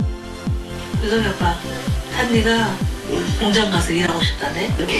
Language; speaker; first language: Korean; native; Korean